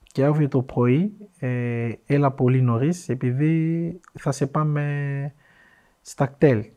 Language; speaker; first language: Greek; non-native, fluent; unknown